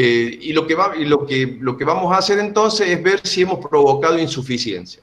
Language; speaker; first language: Spanish; native; Spanish